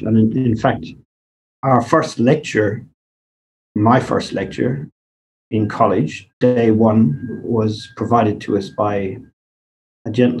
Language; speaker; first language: English; native; English